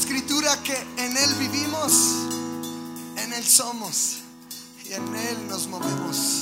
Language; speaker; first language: Spanish; native; Spanish